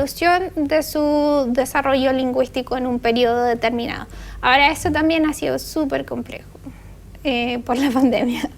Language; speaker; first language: Spanish; native; Spanish